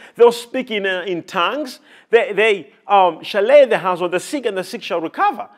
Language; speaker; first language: English; non-native, local second language; Nyanja